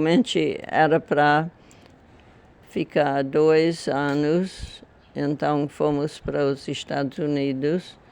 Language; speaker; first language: Portuguese; non-native, fluent; English